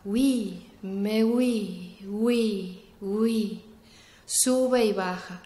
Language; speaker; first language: French; non-native, learner; Spanish